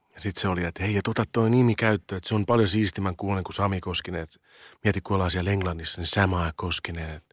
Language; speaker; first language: Finnish; native; Finnish